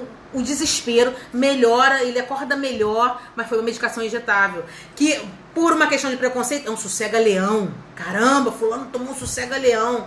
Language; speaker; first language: Portuguese; native; Portuguese